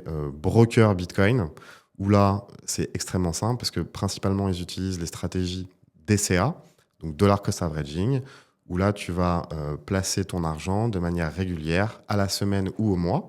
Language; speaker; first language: French; native; French